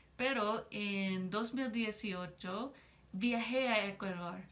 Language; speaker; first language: Spanish; non-native, fluent; English